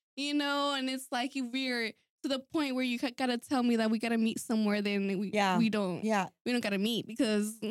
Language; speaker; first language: English; early bilingual, other home language; Spanish